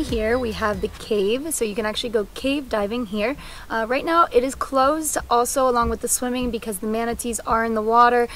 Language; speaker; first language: English; native; English